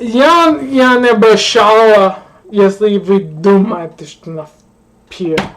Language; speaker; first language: Russian; non-native, learner; English